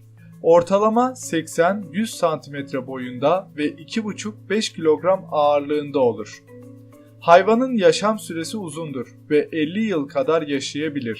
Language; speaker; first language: Turkish; native; Turkish